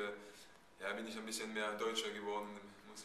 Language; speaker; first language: German; non-native, fluent; French